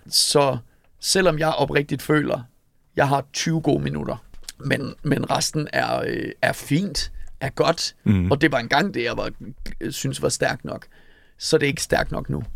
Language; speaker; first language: Danish; native; Danish